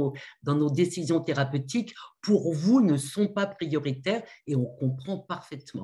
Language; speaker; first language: French; native; French